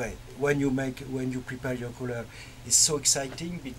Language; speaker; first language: English; non-native, learner; French